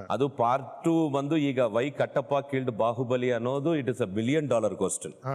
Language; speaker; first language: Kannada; non-native, local second language; Telugu